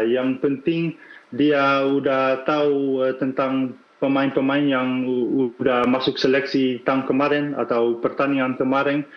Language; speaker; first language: Indonesian; non-native, fluent; Dutch